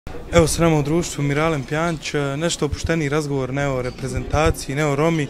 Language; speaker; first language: Croatian; native; Croatian